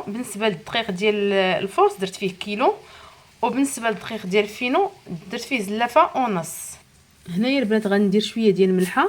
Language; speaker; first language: Arabic; native; Arabic